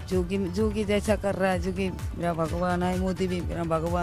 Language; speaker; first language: Hindi; non-native, local second language; Bangla